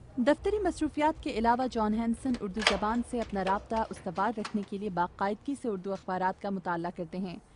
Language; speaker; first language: Urdu; native; Urdu